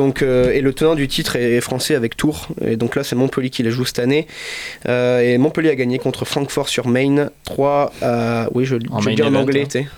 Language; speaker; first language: French; native; French